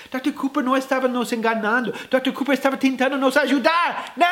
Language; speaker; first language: Portuguese; non-native, fluent; English